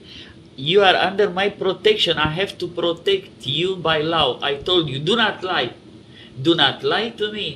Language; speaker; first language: English; non-native, fluent; Romanian